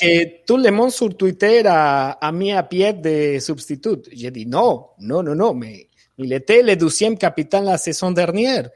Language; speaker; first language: French; non-native, fluent; Spanish